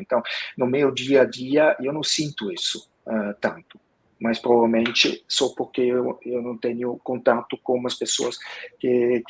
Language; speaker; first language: Portuguese; non-native, fluent; Swiss German